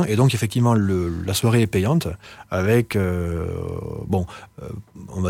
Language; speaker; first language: French; native; French